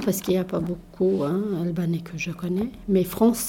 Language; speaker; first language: French; non-native, learner; Albanian